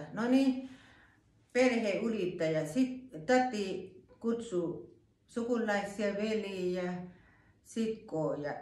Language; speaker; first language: Finnish; non-native, learner; Thai